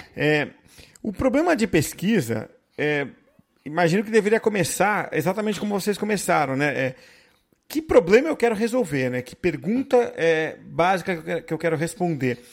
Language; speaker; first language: Portuguese; native; Portuguese